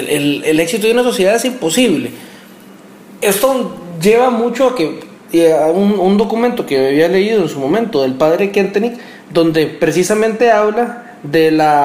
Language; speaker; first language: Spanish; native; Spanish